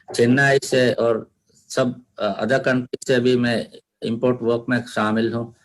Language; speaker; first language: Hindi; non-native, learner; Divehi